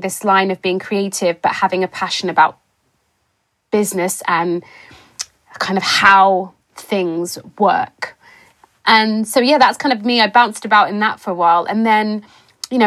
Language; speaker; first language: English; native; English